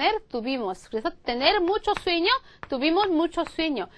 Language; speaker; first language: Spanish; non-native, fluent; Korean